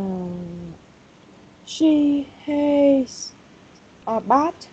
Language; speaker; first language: English; non-native, learner; Vietnamese